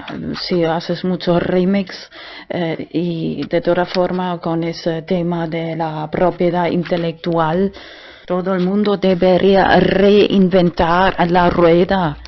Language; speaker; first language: Spanish; non-native, fluent; German